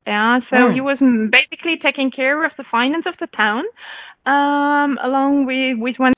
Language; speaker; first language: English; non-native, fluent; German